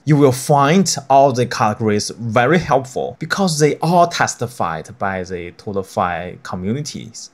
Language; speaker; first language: English; non-native, fluent; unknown